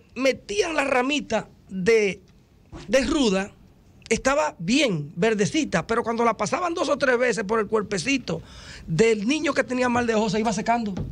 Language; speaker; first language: Spanish; native; Spanish